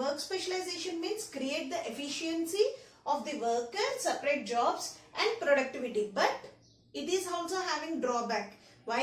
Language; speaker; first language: English; non-native, local second language; Telugu